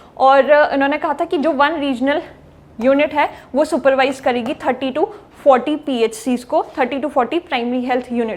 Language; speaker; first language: Hindi; native; Hindi